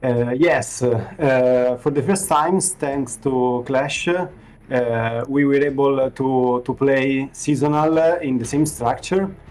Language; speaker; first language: English; non-native, fluent; Italian